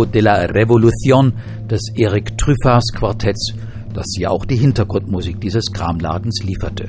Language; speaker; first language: German; native; German